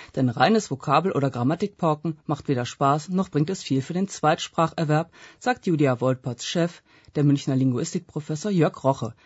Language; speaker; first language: German; native; German